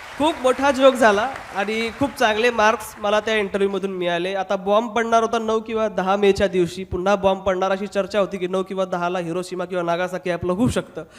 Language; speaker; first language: Marathi; non-native, local second language; Hindi